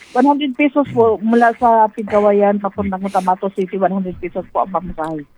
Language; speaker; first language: Filipino; non-native, local second language; Cebuano